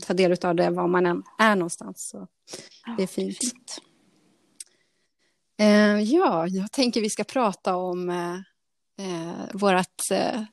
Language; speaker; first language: Swedish; native; Swedish